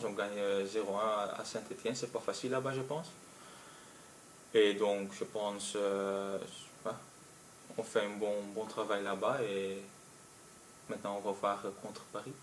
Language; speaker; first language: French; non-native, local second language; Dutch